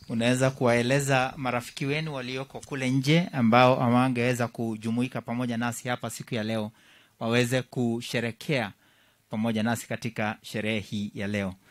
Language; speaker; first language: Swahili; non-native, local second language; Kalenjin